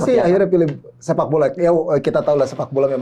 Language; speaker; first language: Indonesian; native; Indonesian